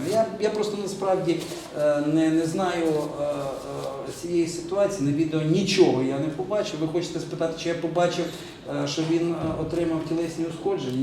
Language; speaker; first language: Ukrainian; native; Ukrainian